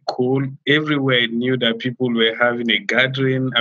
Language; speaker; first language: English; non-native, local second language; French